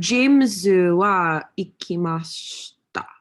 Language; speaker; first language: Japanese; non-native, learner; English